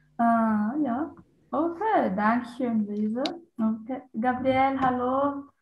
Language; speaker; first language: German; non-native, learner; Portuguese